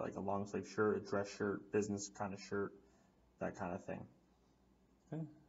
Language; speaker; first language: English; native; English